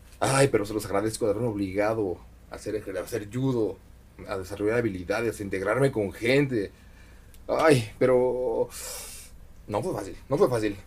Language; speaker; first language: Spanish; native; Spanish